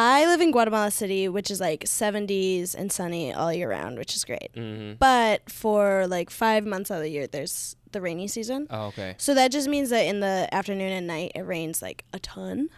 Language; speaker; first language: English; native; English